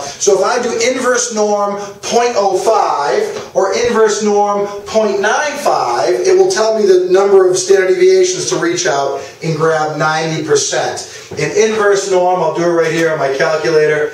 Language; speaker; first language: English; native; English